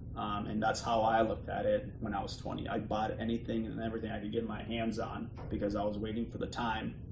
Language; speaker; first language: English; early bilingual, other home language; Bosnian